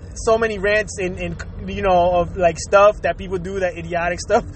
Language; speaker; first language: English; early bilingual, other home language; Spanish